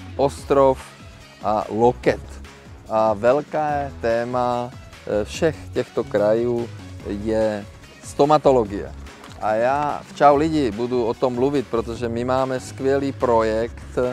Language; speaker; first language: Czech; non-native, local second language; Slovak